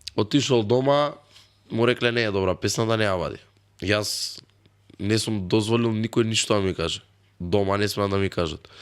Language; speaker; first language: Macedonian; native; Macedonian